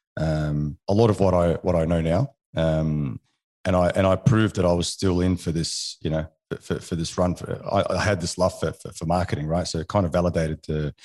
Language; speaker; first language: English; non-native, fluent; French